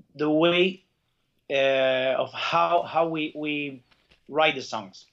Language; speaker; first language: English; early bilingual, other home language; Basque